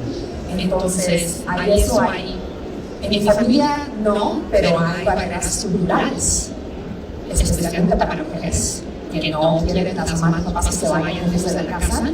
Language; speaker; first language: Spanish; early bilingual, heritage; Spanish